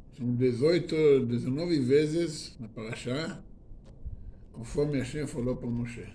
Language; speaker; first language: Portuguese; non-native, fluent; Hebrew